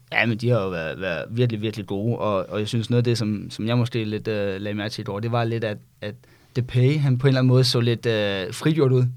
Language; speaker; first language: Danish; native; Danish